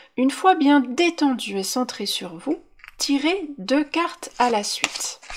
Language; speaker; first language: French; native; French